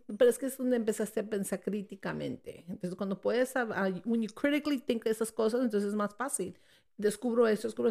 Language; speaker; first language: Spanish; early bilingual, heritage; Spanish